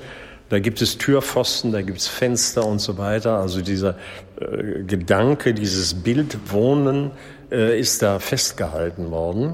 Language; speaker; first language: German; native; German